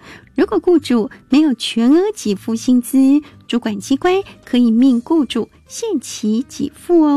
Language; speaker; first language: Chinese; native; Chinese